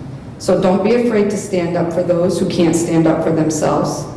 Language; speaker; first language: English; native; English